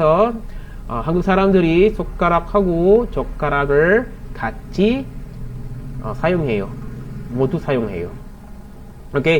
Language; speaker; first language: Korean; non-native, learner; Filipino